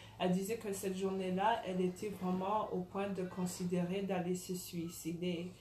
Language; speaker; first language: French; early bilingual, other home language; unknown